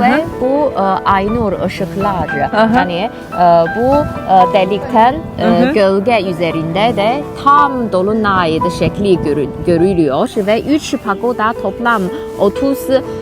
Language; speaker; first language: Turkish; non-native, fluent; Chinese